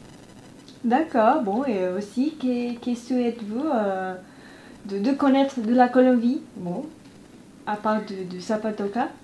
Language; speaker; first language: French; non-native, learner; Spanish